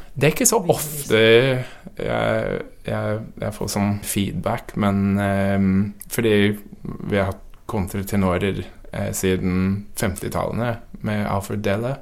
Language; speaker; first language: Norwegian; non-native, fluent; English